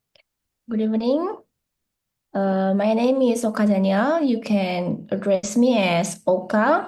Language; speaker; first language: English; non-native, learner; Indonesian